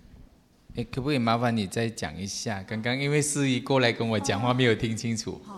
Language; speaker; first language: Chinese; native; Chinese